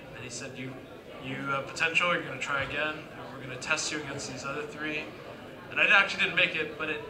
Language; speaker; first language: English; native; English